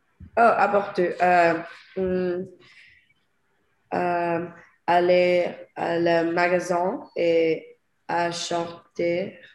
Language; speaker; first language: French; non-native, learner; English